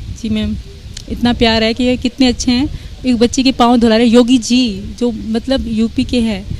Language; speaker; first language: Urdu; non-native, local second language; Sindhi